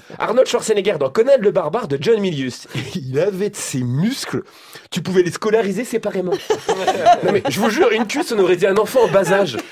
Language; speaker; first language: French; native; French